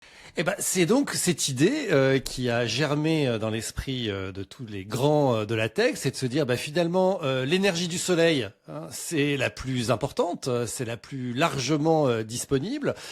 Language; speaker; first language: French; native; French